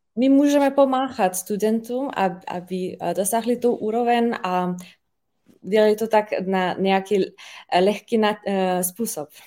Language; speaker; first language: Czech; non-native, fluent; Slovenian